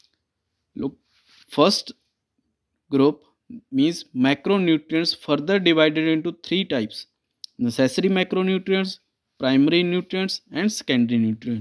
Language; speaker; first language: English; non-native, local second language; Punjabi